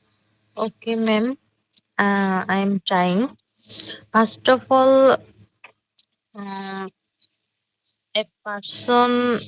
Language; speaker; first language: English; non-native, learner; Bangla